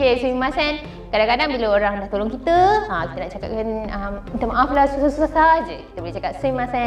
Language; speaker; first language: Malay; native; Malay